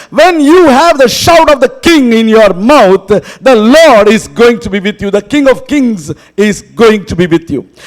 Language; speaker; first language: English; non-native, local second language; Tamil